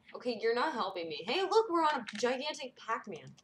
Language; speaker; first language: English; native; English